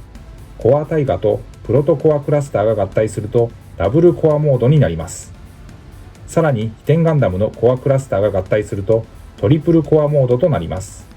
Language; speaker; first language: Japanese; native; Japanese